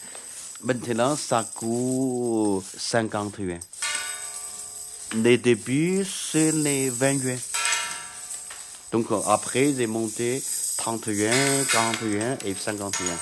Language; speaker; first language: French; non-native, fluent; Chinese